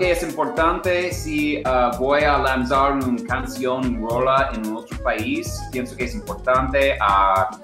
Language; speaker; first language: Spanish; non-native, learner; English